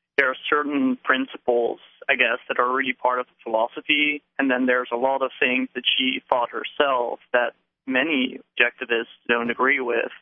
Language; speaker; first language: English; non-native, fluent; Dutch